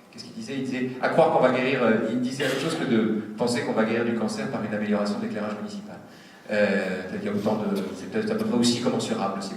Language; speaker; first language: French; native; French